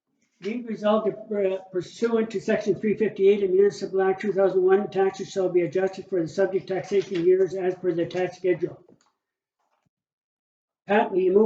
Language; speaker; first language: English; native; English